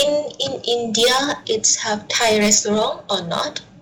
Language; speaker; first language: English; non-native, learner; Thai